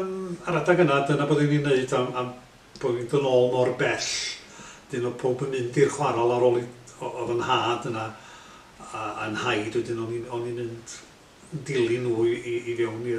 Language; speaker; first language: Welsh; native; Welsh